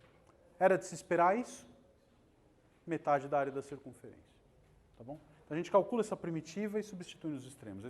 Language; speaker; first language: Portuguese; native; Portuguese